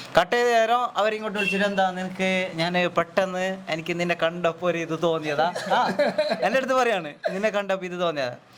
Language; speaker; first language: Malayalam; native; Malayalam